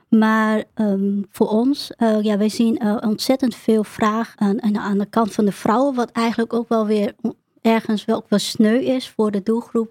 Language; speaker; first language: Dutch; early bilingual, other home language; Vietnamese